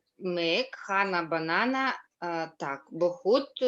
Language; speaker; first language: Hindi; non-native, learner; Russian